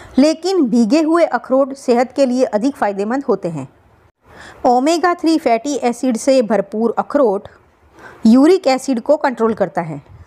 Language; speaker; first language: Hindi; non-native, local second language; Gujarati